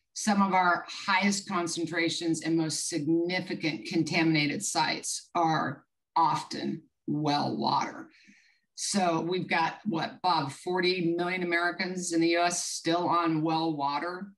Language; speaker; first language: English; native; English